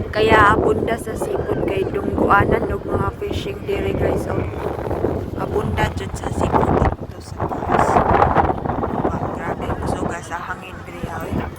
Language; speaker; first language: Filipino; non-native, local second language; Hiligaynon